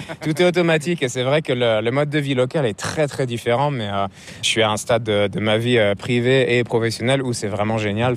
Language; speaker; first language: French; native; French